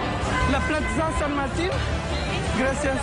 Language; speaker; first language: Spanish; non-native, learner; French